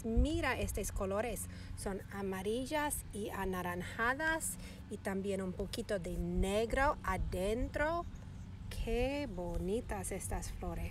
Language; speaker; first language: Spanish; non-native, fluent; English